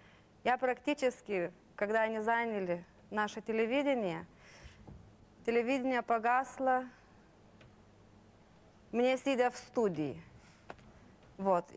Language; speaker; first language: Russian; non-native, local second language; Lithuanian